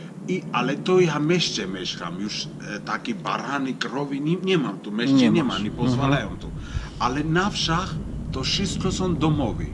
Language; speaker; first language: Polish; non-native, fluent; Armenian